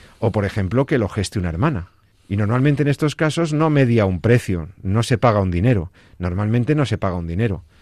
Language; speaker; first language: Spanish; native; Spanish